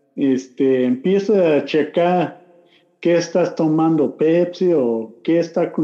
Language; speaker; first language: Spanish; non-native, learner; English